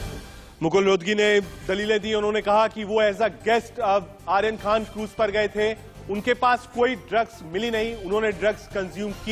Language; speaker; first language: Hindi; native; Hindi